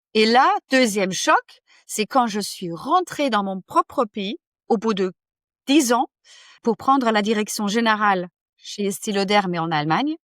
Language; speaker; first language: French; non-native, fluent; German